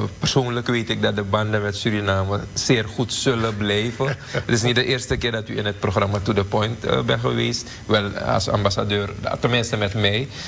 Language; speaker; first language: Dutch; native; Dutch